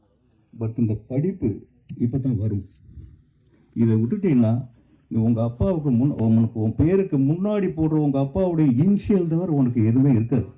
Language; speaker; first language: Tamil; native; Tamil